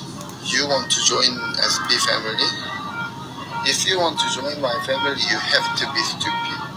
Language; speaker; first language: English; non-native, learner; Korean